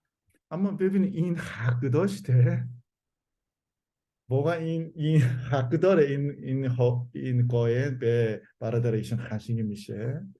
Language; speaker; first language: Persian; non-native, learner; Korean